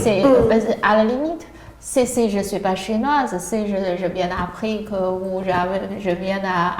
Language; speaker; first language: French; non-native, learner; Chinese